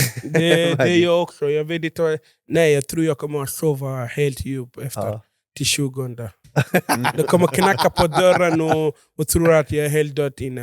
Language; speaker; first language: Swedish; non-native, fluent; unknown